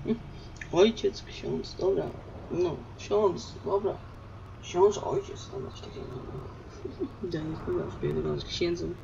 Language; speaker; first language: Polish; native; Polish